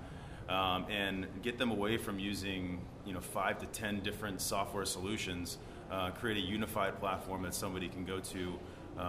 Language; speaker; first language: English; native; English